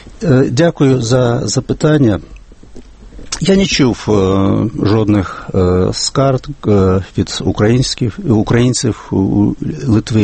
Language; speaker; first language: Ukrainian; non-native, fluent; Lithuanian